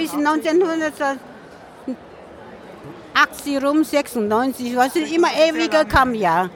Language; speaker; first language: German; non-native, learner; Min Nan Chinese